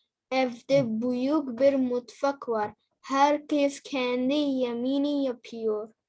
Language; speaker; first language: Turkish; non-native, learner; Urdu